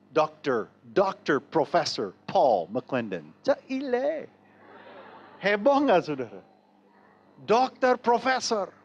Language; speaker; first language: Indonesian; non-native, fluent; English